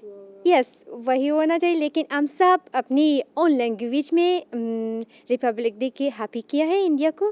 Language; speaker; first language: Hindi; non-native, learner; Persian